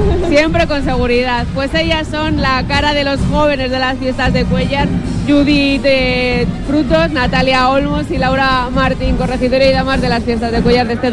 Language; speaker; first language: Spanish; native; Spanish